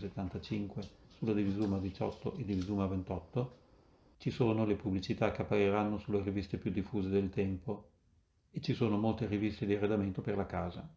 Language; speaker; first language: Italian; native; Italian